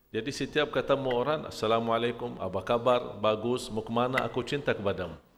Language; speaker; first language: Malay; non-native, fluent; Arabic